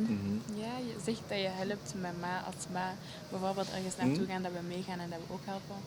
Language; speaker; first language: Dutch; early bilingual, heritage; Kinyarwanda